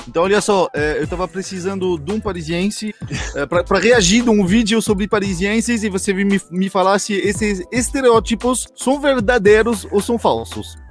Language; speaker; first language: Portuguese; non-native, fluent; French